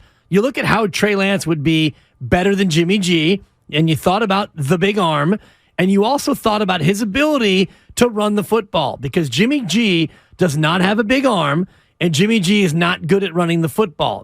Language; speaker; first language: English; native; English